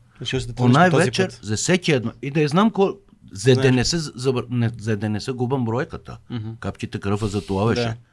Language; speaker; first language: Bulgarian; non-native, fluent; Persian